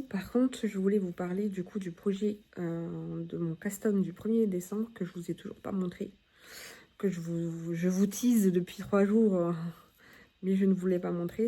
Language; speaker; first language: French; native; French